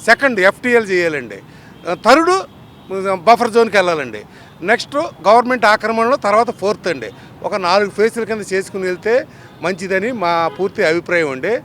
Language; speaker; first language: Telugu; native; Telugu